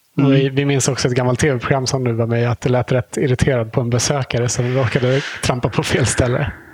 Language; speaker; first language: Swedish; native; Swedish